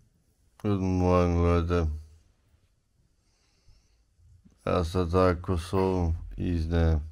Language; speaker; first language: German; early bilingual, other home language; Albanian